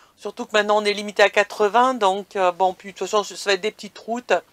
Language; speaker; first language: French; native; French